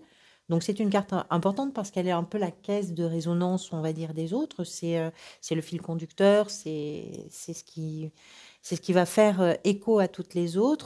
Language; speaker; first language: French; native; French